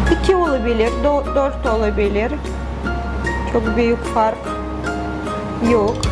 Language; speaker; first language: Turkish; non-native, fluent; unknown